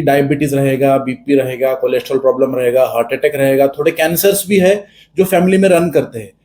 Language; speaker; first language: Hindi; non-native, local second language; Marathi